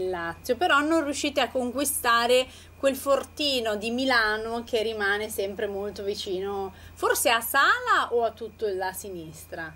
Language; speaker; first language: Italian; native; Italian